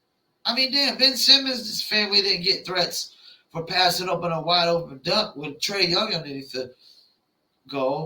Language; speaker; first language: English; native; English